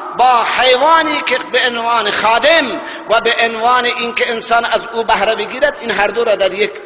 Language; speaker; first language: Persian; non-native, local second language; Baluchi